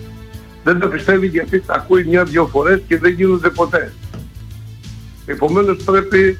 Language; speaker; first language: Greek; native; Greek